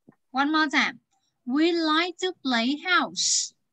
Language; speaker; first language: English; non-native, fluent; Vietnamese